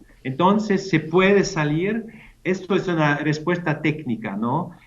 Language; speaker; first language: Spanish; non-native, fluent; German